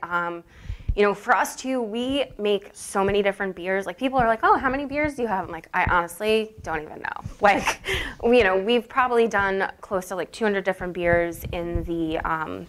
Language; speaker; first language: English; native; English